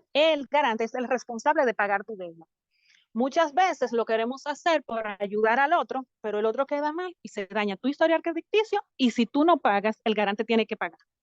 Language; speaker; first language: Spanish; native; Spanish